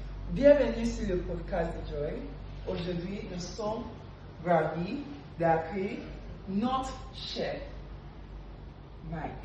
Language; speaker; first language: French; non-native, learner; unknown